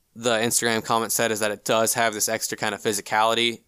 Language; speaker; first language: English; native; English